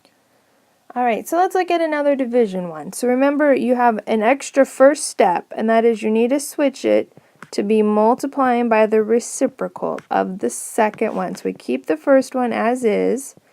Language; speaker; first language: English; native; English